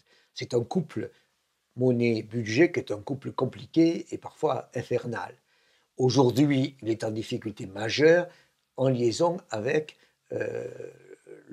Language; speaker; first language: French; native; French